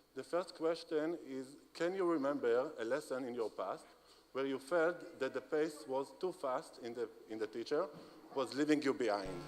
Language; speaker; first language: English; non-native, fluent; Hebrew